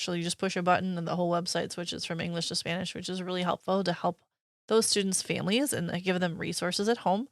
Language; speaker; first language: English; native; English